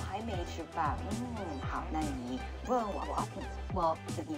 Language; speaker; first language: Chinese; non-native, fluent; Japanese